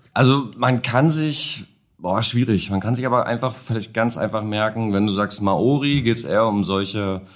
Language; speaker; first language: German; native; German